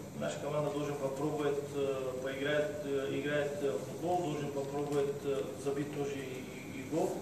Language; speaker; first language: Russian; non-native, learner; Bulgarian